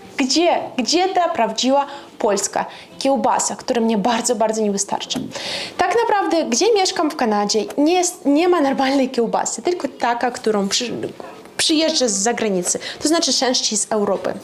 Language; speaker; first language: Polish; non-native, fluent; Russian